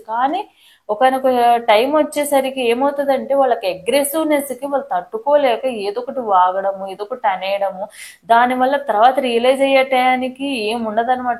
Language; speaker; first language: Telugu; native; Telugu